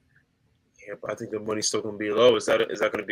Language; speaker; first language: English; native; English